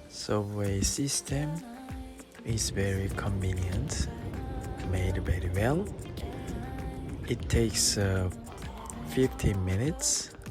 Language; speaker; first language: English; non-native, learner; Korean